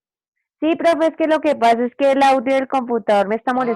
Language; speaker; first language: Spanish; native; Spanish